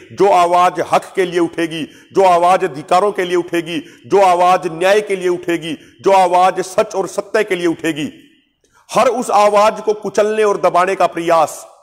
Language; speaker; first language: Hindi; non-native, local second language; Punjabi